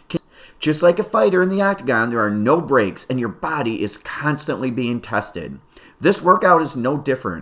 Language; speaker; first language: English; native; English